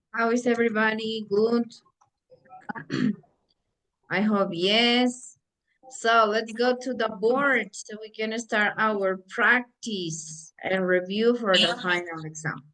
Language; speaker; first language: English; non-native, fluent; Spanish